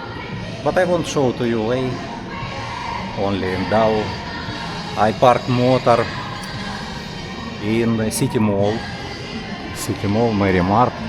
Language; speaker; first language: English; non-native, learner; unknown